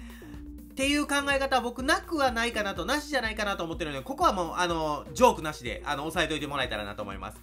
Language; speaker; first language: Japanese; native; Japanese